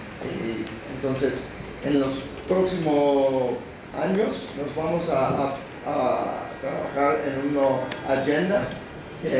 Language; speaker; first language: Spanish; non-native, learner; English